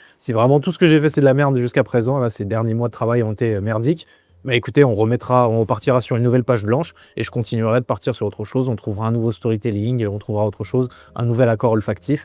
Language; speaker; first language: French; native; French